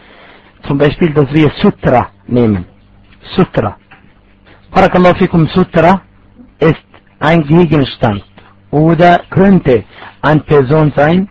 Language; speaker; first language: German; non-native, fluent; Arabic